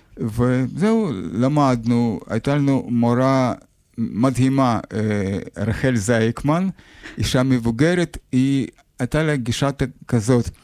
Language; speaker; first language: Hebrew; non-native, fluent; Russian